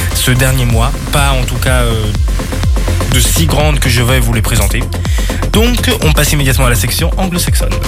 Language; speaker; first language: French; non-native, fluent; Portuguese